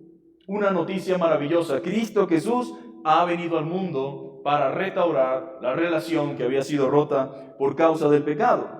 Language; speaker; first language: Spanish; native; Spanish